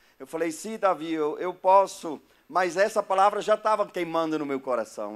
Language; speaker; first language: Portuguese; non-native, fluent; German